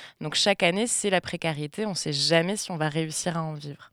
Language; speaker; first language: French; native; French